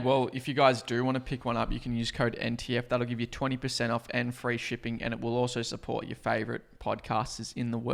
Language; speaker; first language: English; native; English